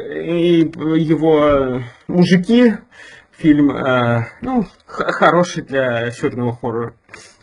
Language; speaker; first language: Russian; native; Russian